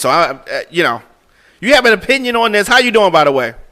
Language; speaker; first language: English; native; English